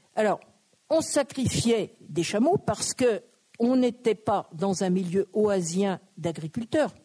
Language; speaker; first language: French; native; French